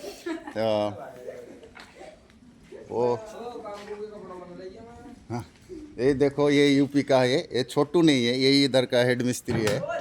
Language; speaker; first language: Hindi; non-native, local second language; Bangla